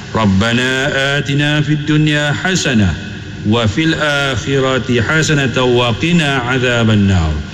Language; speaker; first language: Arabic; non-native, fluent; Malay